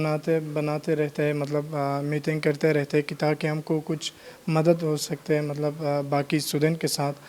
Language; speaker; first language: Hindi; non-native, learner; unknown